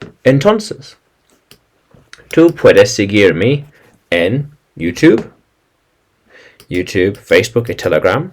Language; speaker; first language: Spanish; non-native, learner; English